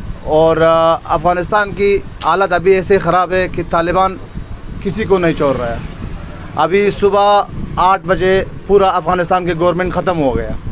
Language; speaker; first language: Hindi; non-native, fluent; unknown